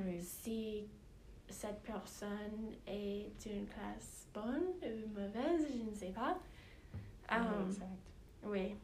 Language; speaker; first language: French; non-native, learner; English